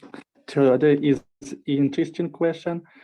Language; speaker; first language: English; non-native, learner; Russian